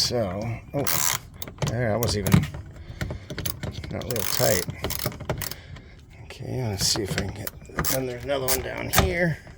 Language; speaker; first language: English; native; English